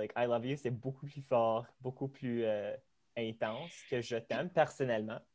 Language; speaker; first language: French; non-native, local second language; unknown